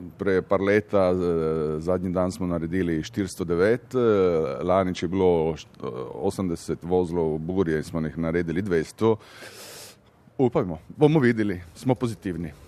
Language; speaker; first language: Slovenian; non-native, local second language; Italian